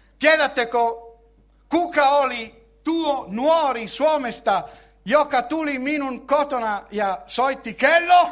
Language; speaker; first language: Finnish; non-native, learner; Italian